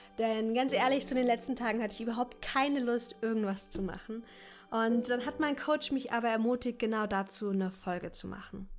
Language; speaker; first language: German; native; German